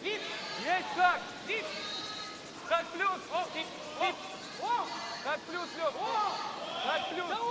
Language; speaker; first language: Russian; native; Russian